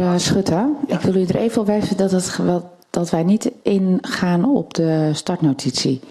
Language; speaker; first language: Dutch; native; Dutch